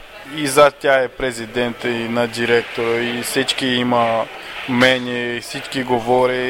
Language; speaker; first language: Bulgarian; non-native, learner; Portuguese